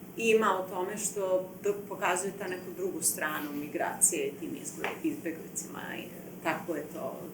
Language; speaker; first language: Bosnian; early bilingual, heritage; Serbian